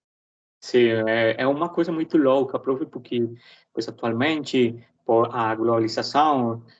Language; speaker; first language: Portuguese; non-native, learner; Spanish